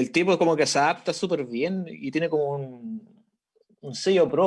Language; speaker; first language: Spanish; native; Spanish